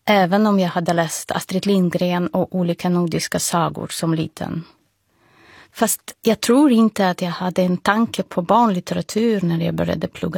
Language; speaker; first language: Swedish; non-native, fluent; Russian